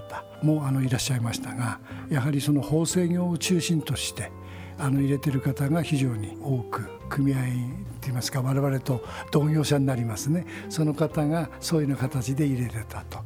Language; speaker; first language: Japanese; native; Japanese